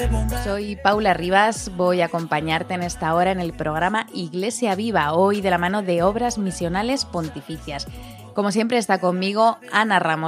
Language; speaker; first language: Spanish; native; Spanish